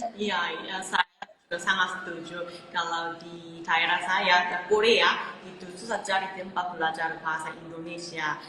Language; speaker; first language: Indonesian; non-native, fluent; Korean